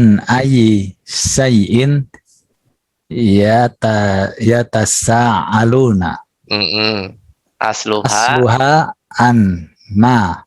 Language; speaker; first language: Arabic; non-native, learner; Indonesian